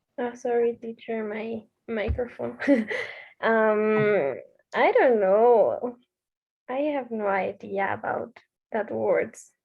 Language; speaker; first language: English; non-native, learner; Spanish